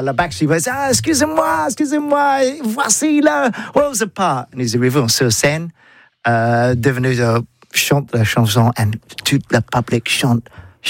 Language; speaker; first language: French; non-native, learner; English